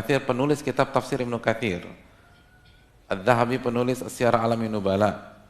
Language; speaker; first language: Indonesian; native; Indonesian